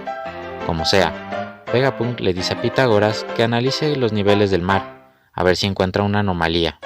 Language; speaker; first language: Spanish; native; Spanish